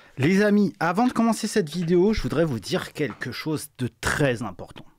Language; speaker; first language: French; native; French